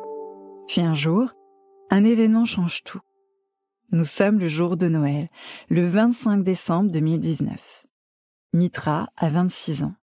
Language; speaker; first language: French; native; French